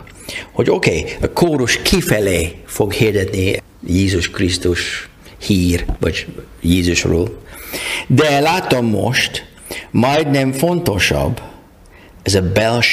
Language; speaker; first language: Hungarian; non-native, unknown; English